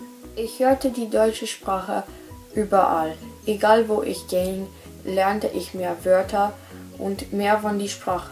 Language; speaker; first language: German; non-native, learner; Polish